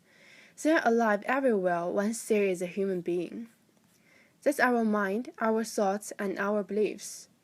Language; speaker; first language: English; non-native, fluent; Chinese